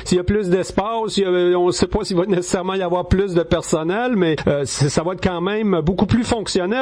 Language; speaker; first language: French; native; French